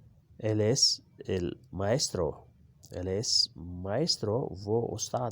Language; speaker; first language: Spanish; non-native, learner; Urdu